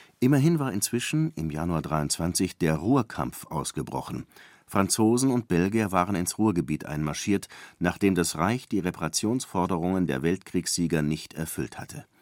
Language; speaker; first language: German; native; German